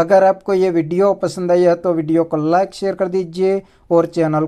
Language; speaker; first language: Hindi; native; Hindi